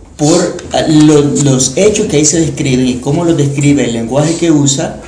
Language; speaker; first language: Spanish; native; Spanish